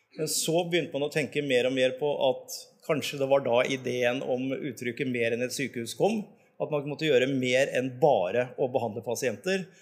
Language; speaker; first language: Norwegian; native; Norwegian